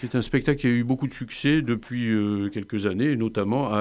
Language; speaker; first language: French; native; French